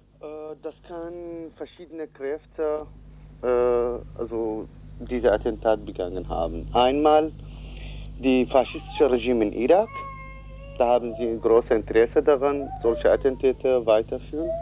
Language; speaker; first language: German; non-native, learner; Kurdish